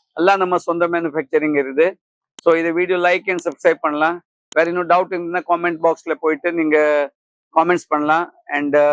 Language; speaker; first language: Tamil; non-native, fluent; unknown